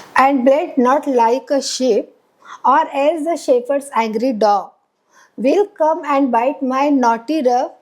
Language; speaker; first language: English; non-native, local second language; Marathi